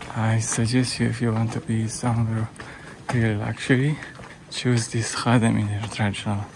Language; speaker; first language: English; non-native, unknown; Persian